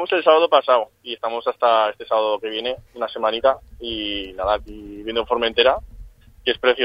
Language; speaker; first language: Spanish; native; Spanish